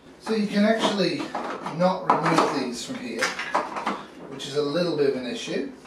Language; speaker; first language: English; native; English